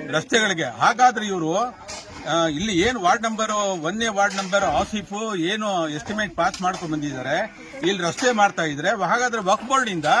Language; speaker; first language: Kannada; non-native, local second language; Urdu